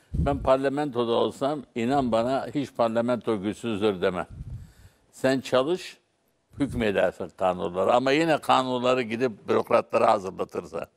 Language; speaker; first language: Turkish; non-native, local second language; Arabic